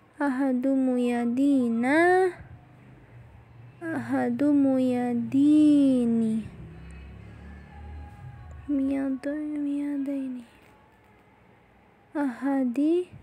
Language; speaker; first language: Arabic; non-native, learner; Indonesian